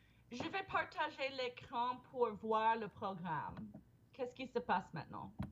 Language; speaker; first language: French; non-native, fluent; English